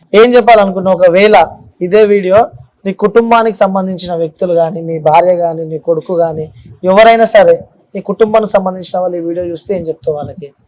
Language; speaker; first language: Telugu; native; Telugu